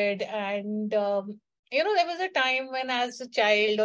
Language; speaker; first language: English; non-native, local second language; Hindi